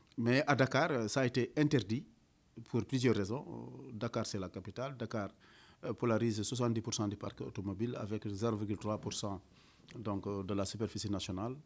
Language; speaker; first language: French; non-native, local second language; Wolof